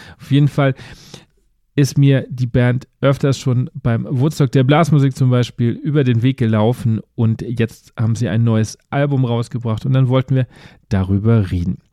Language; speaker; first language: German; native; German